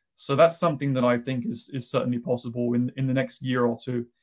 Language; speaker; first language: English; native; English